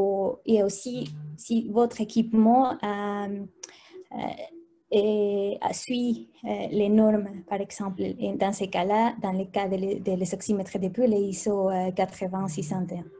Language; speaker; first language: French; non-native, fluent; Spanish